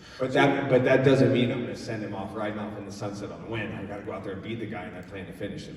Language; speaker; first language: English; native; English